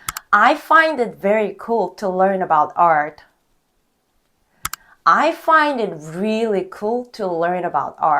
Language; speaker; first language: English; non-native, fluent; Korean